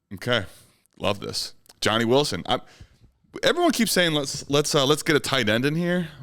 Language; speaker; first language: English; native; English